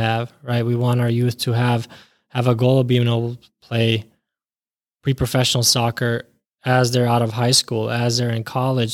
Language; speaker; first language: English; early bilingual, other home language; Bosnian